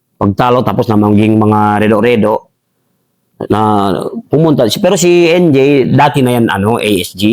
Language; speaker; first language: Filipino; non-native, local second language; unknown